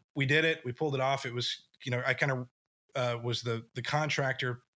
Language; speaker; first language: English; native; English